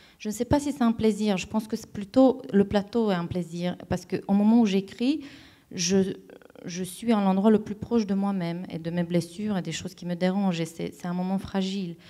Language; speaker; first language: French; non-native, fluent; Romanian